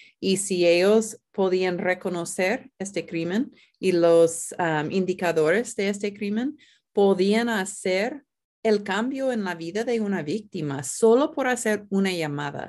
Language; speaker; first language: Spanish; non-native, fluent; English